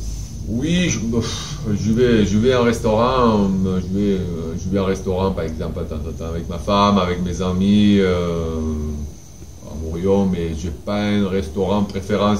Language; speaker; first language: French; non-native, fluent; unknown